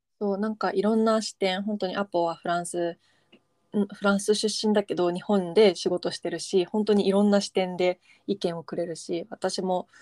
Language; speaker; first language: Japanese; native; Japanese